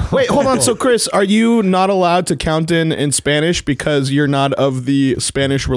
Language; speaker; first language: English; native; English